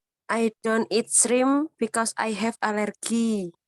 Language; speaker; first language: English; non-native, learner; Indonesian